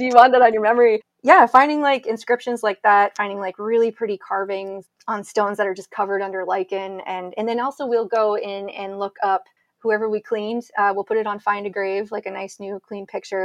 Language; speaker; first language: English; native; English